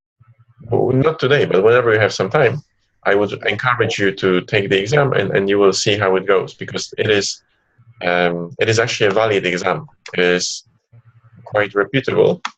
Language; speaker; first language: English; non-native, fluent; Polish